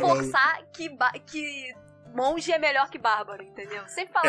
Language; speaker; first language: Portuguese; native; Portuguese